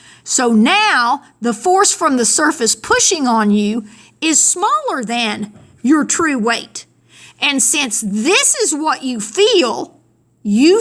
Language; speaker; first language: English; native; English